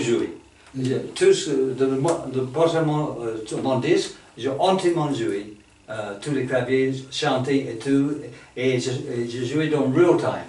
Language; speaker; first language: French; non-native, fluent; English